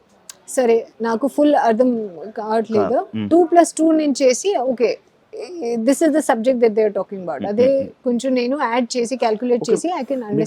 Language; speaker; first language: Telugu; non-native, learner; Hindi